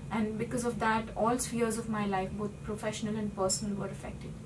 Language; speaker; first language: English; non-native, local second language; Hindi